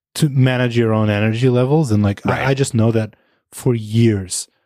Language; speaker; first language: English; non-native, fluent; Portuguese